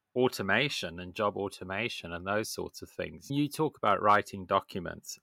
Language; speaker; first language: English; native; English